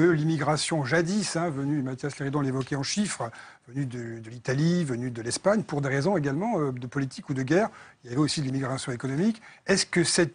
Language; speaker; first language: French; native; French